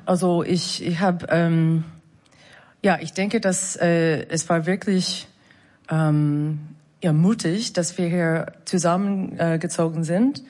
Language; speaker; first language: German; non-native, fluent; English